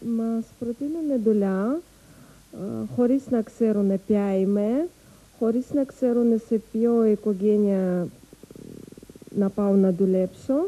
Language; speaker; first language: Greek; non-native, learner; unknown